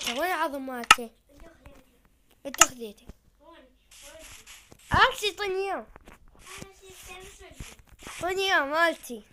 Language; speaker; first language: Arabic; early bilingual, heritage; Arabic